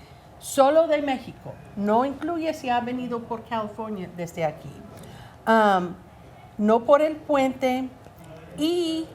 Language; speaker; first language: Spanish; non-native, learner; English